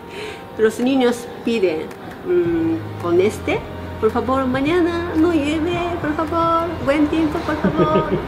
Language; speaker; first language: Spanish; non-native, learner; Japanese